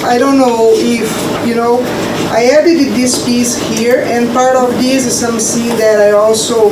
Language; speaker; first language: English; non-native, fluent; Portuguese